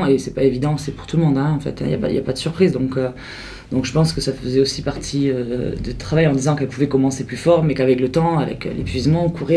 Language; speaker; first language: French; native; French